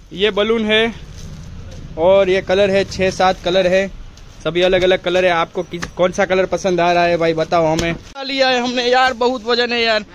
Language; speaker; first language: Hindi; non-native, local second language; Gujarati